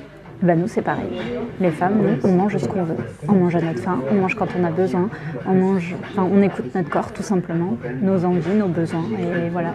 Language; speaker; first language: French; native; French